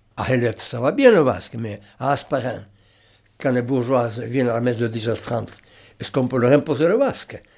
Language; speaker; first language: French; non-native, local second language; Basque